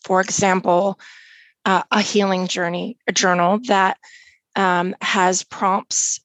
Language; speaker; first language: English; native; English